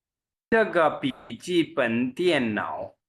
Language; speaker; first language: Chinese; non-native, fluent; Urdu